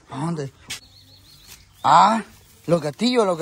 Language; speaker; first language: Spanish; native; Spanish